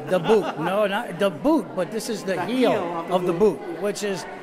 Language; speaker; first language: English; native; English